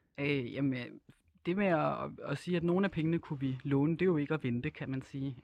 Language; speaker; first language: Danish; native; Danish